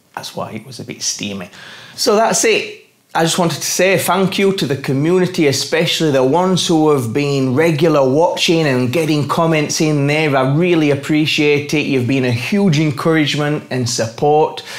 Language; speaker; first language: English; native; English